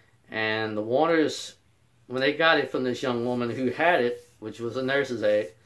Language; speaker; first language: English; native; English